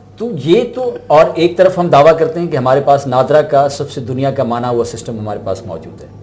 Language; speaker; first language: Urdu; non-native, local second language; Sindhi